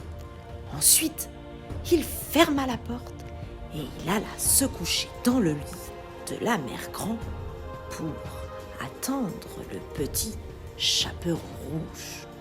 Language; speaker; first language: French; native; French